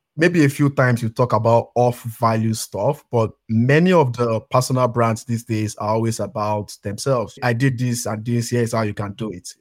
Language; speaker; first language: English; non-native, local second language; Yoruba